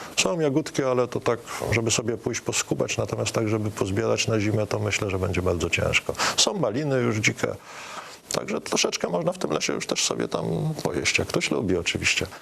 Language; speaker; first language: Polish; native; Polish